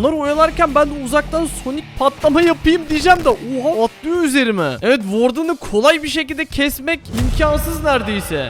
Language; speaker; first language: Turkish; native; Turkish